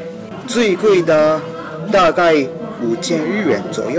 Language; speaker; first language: Chinese; non-native, learner; Japanese